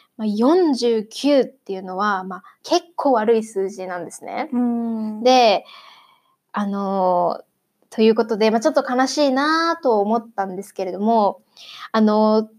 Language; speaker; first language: Japanese; native; Japanese